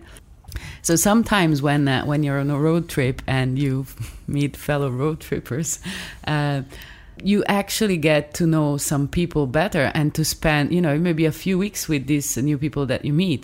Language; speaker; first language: English; non-native, fluent; Italian